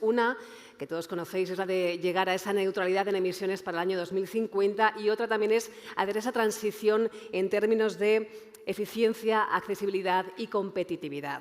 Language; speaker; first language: Spanish; native; Spanish